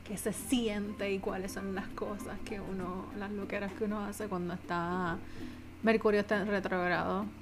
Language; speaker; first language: Spanish; native; Spanish